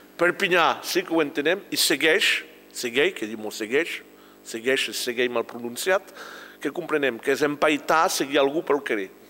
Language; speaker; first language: Catalan; non-native, local second language; French